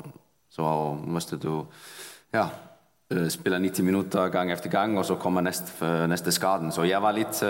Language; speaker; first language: Danish; non-native, fluent; Icelandic